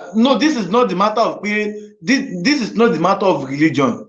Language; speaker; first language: English; non-native, local second language; Yoruba